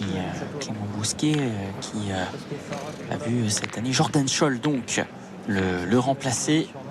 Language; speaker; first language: French; native; French